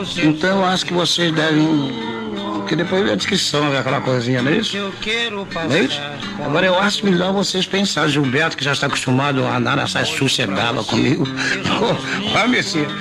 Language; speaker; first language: Portuguese; native; Portuguese